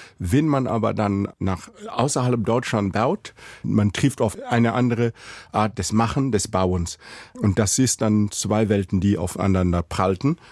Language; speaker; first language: German; non-native, fluent; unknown